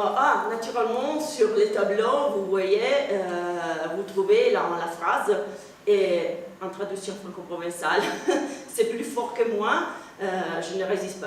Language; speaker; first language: French; non-native, fluent; Italian